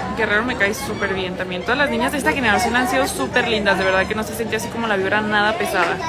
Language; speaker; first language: Spanish; native; Spanish